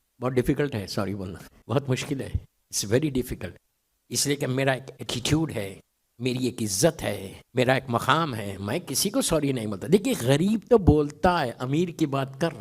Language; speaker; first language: Urdu; native; Urdu